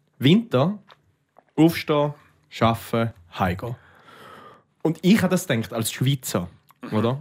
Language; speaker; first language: German; native; German